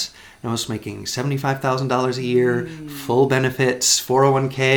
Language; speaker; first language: English; native; English